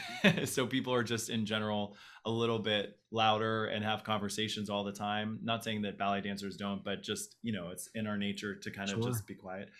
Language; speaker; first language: English; native; English